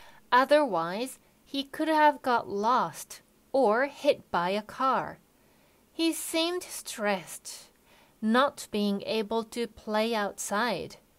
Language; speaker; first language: English; non-native, fluent; Japanese